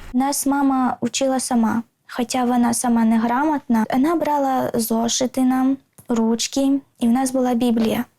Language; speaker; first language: Ukrainian; non-native, local second language; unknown